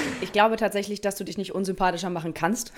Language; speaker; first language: German; native; German